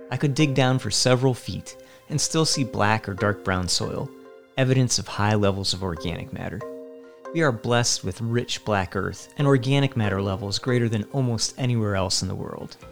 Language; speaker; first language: English; native; English